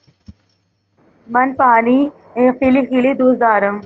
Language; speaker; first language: Persian; non-native, learner; Urdu